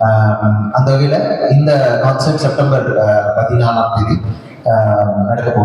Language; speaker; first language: Tamil; native; Tamil